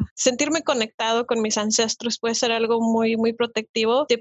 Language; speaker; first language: Spanish; native; Spanish